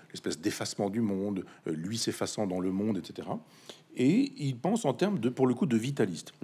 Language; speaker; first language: French; native; French